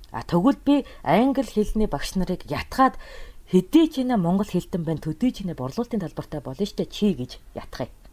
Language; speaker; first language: Mongolian; native; Mongolian